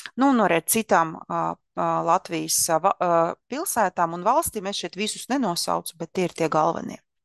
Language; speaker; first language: Latvian; non-native, local second language; Russian